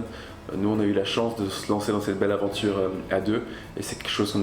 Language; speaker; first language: French; native; French